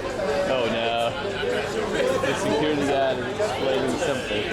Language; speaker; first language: English; native; English